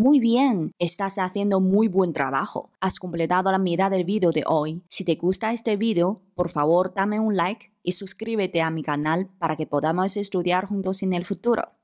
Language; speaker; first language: Spanish; non-native, fluent; Chinese